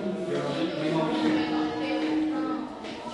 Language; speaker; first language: English; non-native, learner; Indonesian